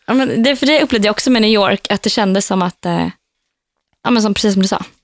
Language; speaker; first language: Swedish; native; Swedish